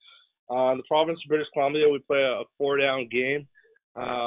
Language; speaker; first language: English; native; English